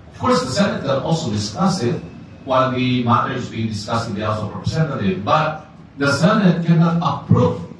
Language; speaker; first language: English; non-native, local second language; Filipino